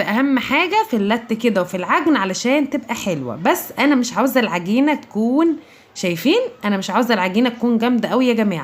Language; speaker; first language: Arabic; native; Arabic